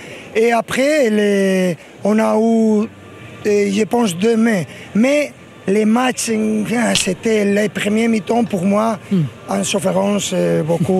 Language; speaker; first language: French; non-native, fluent; Spanish